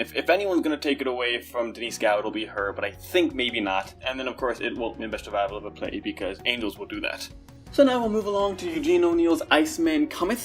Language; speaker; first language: English; native; English